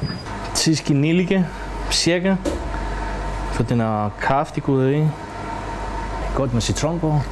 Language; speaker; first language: Danish; non-native, fluent; Greek